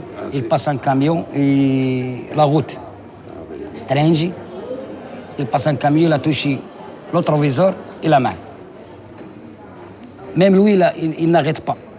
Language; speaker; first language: French; non-native, learner; Arabic